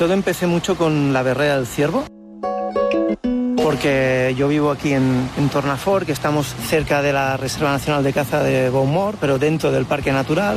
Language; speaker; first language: Spanish; native; Spanish